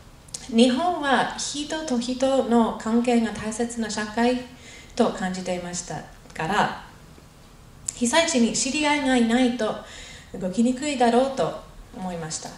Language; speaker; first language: Japanese; non-native, fluent; English